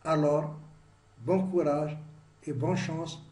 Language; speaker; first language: French; non-native, local second language; Arabic